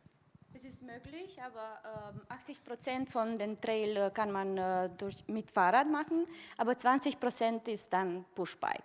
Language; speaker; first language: German; non-native, fluent; Romanian